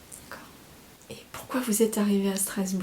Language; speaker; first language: French; native; French